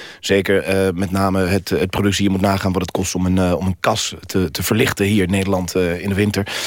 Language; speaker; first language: Dutch; non-native, fluent; Spanish